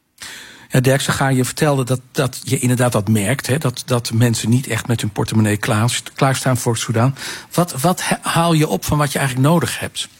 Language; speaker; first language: Dutch; native; Dutch